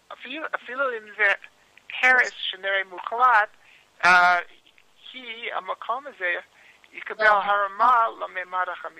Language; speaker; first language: Hebrew; non-native, learner; English